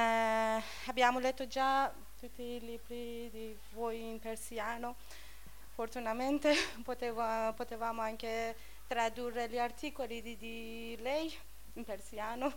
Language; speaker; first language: Italian; non-native, learner; Persian